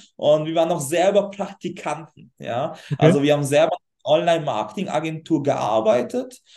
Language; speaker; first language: German; non-native, fluent; Hungarian